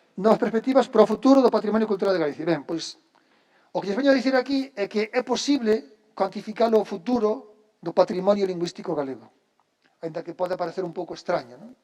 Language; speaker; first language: Galician; native; Galician